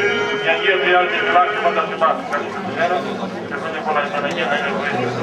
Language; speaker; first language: Greek; native; Greek